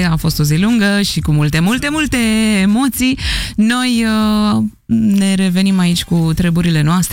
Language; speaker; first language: Romanian; native; Romanian